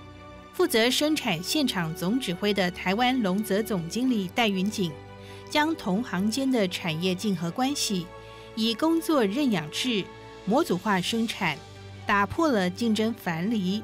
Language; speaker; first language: Chinese; native; Chinese